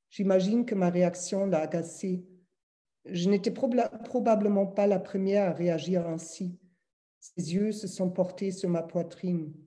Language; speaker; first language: French; non-native, fluent; German